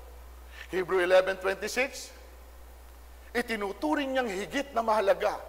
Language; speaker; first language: Filipino; native; Filipino